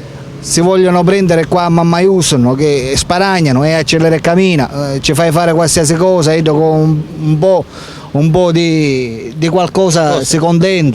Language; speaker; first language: Italian; native; Italian